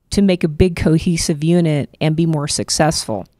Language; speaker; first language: English; native; English